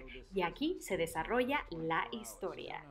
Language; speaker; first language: Spanish; native; Spanish